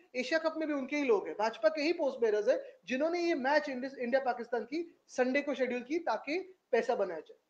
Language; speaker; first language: Hindi; non-native, local second language; Marathi